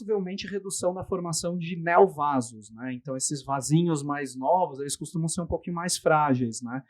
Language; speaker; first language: Portuguese; native; Portuguese